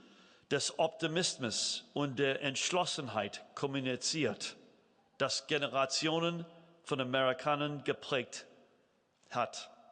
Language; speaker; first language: German; non-native, fluent; English